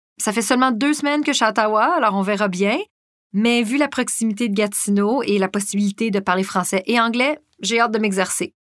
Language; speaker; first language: French; non-native, local second language; English